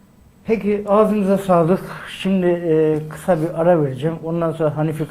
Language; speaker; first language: Turkish; native; Turkish